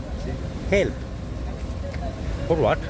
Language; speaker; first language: English; non-native, learner; Slovenian